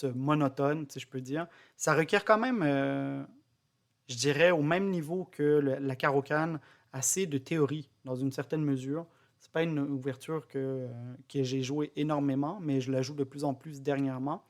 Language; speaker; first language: French; native; French